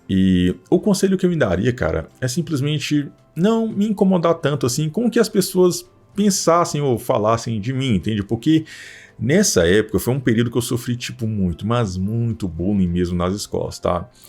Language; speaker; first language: Portuguese; native; Portuguese